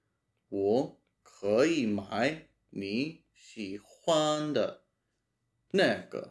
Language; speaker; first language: Chinese; non-native, learner; English